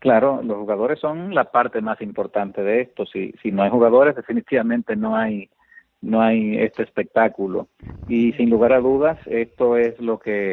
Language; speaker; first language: Spanish; native; Spanish